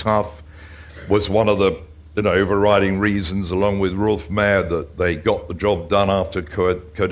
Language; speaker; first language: English; native; English